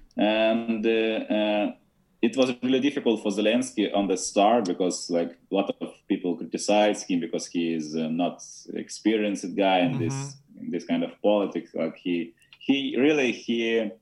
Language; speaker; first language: English; non-native, learner; Ukrainian